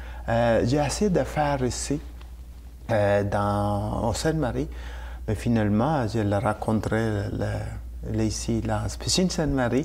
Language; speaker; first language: French; non-native, learner; Tamil